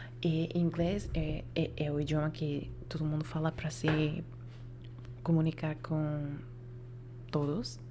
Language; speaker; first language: Portuguese; non-native, learner; Italian